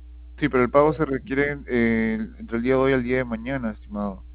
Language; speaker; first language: Spanish; native; Spanish